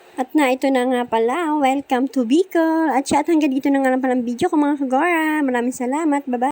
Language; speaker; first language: Filipino; native; Filipino